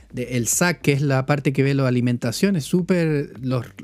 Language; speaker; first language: Spanish; native; Spanish